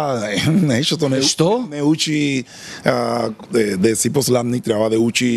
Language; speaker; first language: Bulgarian; non-native, learner; Spanish